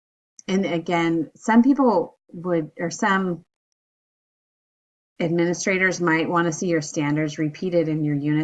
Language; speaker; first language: English; native; English